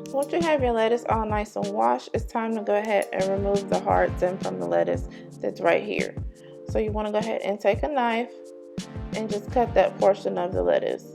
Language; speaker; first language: English; native; English